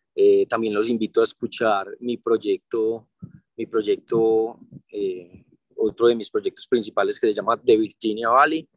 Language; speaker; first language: Spanish; native; Spanish